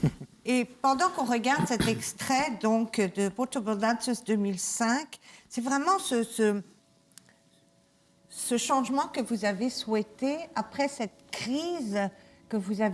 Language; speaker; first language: French; native; French